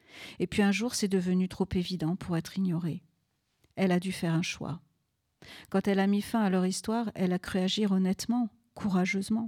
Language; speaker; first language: French; native; French